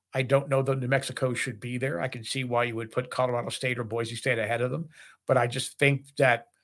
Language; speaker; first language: English; native; English